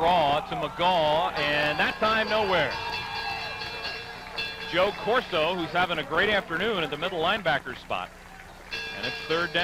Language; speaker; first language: English; native; English